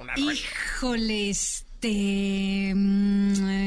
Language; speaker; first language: Spanish; native; Spanish